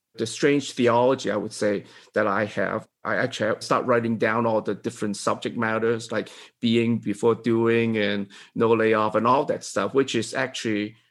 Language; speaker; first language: English; non-native, local second language; Cantonese